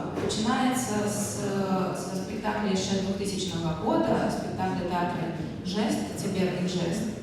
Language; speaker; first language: Belarusian; non-native, local second language; Russian